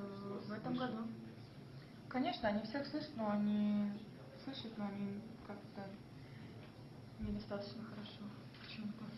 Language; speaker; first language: Russian; early bilingual, heritage; Russian